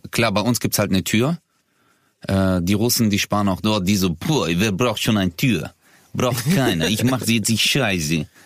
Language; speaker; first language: German; early bilingual, other home language; Turkish